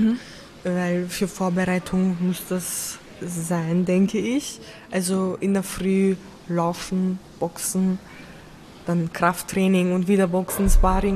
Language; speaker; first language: German; early bilingual, other home language; Turkish